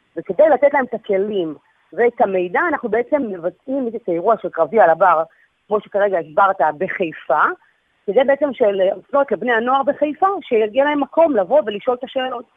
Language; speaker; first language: Hebrew; native; Hebrew